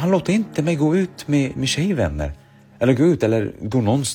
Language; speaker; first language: Swedish; early bilingual, other home language; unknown